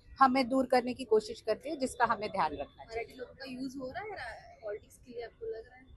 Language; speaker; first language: Hindi; non-native, local second language; Marathi